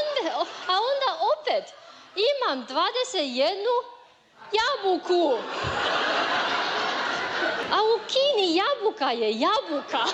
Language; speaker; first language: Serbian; non-native, learner; Chinese